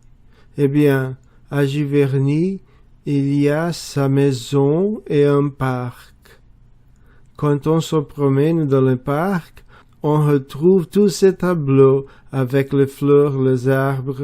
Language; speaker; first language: French; non-native, learner; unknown